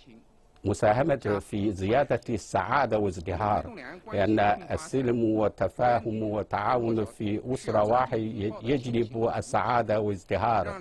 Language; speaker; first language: Arabic; non-native, fluent; Chinese